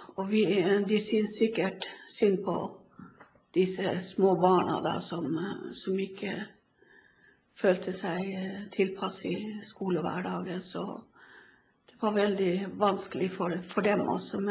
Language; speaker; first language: Norwegian; non-native, local second language; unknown